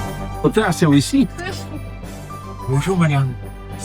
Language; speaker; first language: French; non-native, learner; German